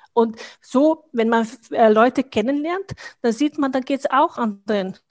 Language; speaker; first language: German; non-native, fluent; Bosnian